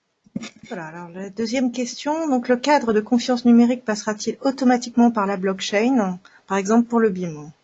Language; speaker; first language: French; native; French